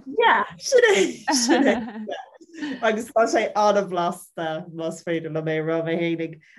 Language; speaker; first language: Irish; native; Irish